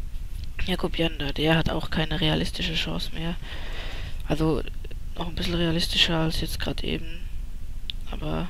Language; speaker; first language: German; native; German